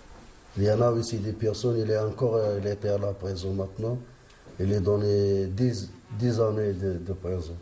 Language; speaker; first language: French; non-native, learner; Arabic